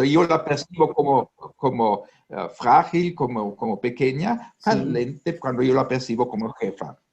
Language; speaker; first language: Spanish; non-native, fluent; Italian